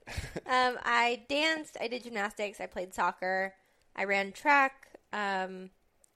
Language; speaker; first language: English; native; English